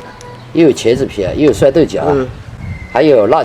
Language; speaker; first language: Chinese; native; Chinese